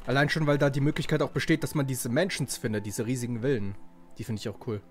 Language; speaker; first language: German; native; German